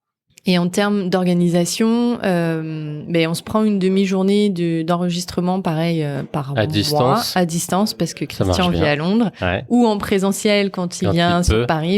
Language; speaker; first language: French; native; French